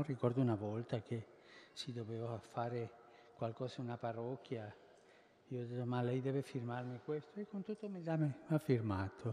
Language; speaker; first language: Italian; early bilingual, heritage; Spanish